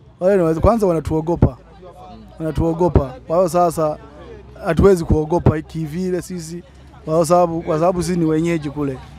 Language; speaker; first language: Swahili; native; Swahili